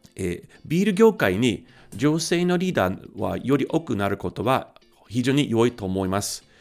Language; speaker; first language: Japanese; non-native, fluent; English